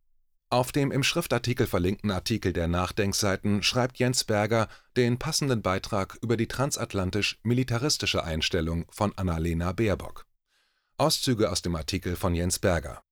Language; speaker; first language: German; native; German